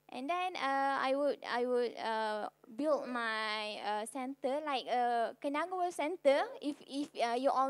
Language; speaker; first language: English; non-native, local second language; Malay